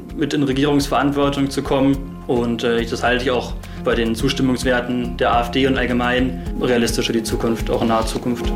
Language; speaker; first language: German; native; German